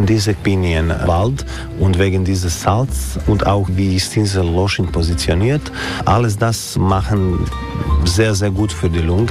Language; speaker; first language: German; non-native, learner; Croatian